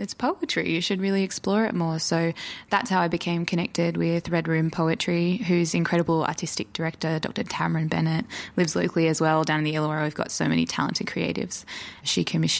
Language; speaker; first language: English; native; English